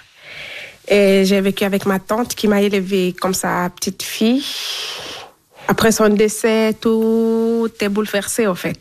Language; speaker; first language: French; non-native, local second language; Fula